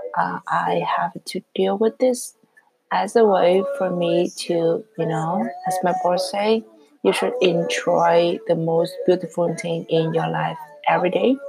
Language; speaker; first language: English; non-native, learner; Vietnamese